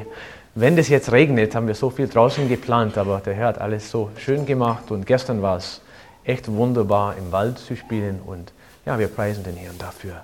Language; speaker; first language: German; non-native, fluent; English